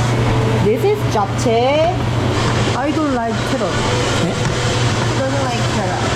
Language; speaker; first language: English; non-native, learner; Korean